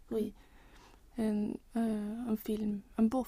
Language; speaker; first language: French; non-native, learner; Swedish